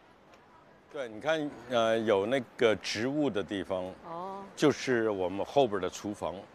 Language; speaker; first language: Chinese; native; Chinese